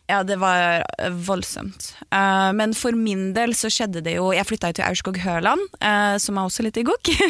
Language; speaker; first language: Norwegian; native; Norwegian